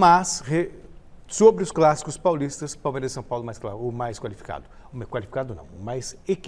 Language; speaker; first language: Portuguese; native; Portuguese